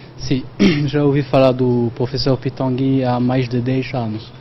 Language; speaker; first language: Portuguese; non-native, fluent; Arabic